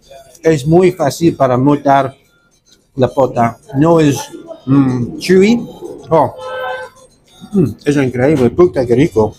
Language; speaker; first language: Spanish; non-native, learner; English